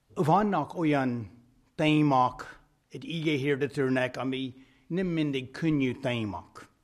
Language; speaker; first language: Hungarian; non-native, fluent; English